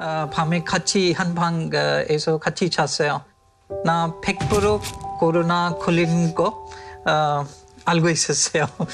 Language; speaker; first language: Korean; non-native, learner; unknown